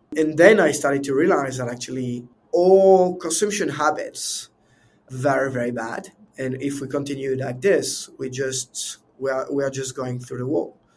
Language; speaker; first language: English; non-native, fluent; French